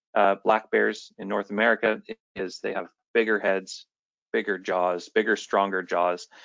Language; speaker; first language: English; native; English